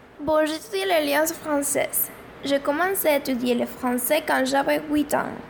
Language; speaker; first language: French; non-native, fluent; Spanish